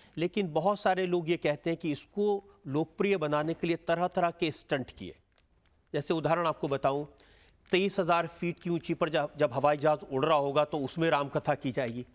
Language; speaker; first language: Hindi; native; Hindi